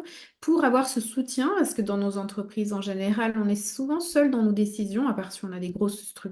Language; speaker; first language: French; native; French